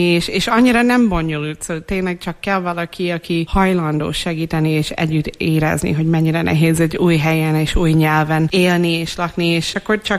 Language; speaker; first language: Hungarian; non-native, fluent; English